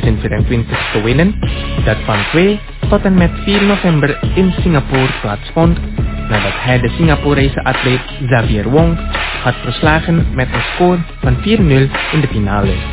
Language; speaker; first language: Dutch; non-native, fluent; Indonesian